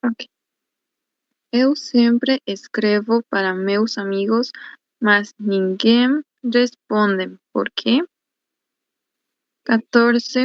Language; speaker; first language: Portuguese; non-native, learner; Spanish